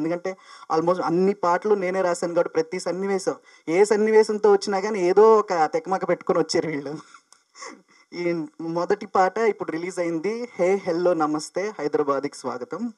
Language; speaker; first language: Telugu; native; Telugu